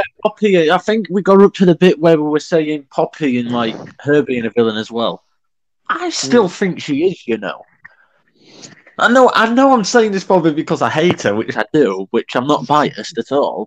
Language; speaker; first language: English; native; English